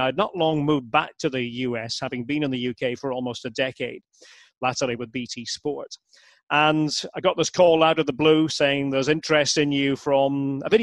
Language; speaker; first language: English; native; English